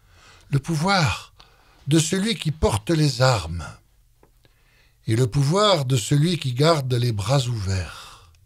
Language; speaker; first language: French; native; French